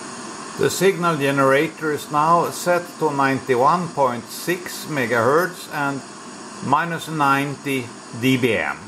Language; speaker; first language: English; non-native, fluent; Swedish